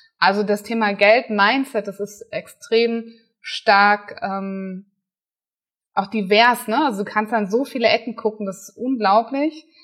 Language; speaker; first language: German; native; German